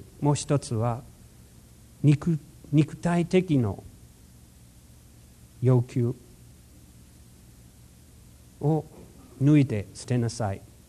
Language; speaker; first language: Japanese; non-native, fluent; English